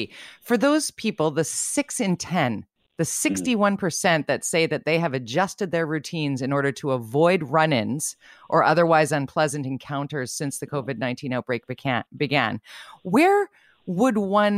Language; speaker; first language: English; native; English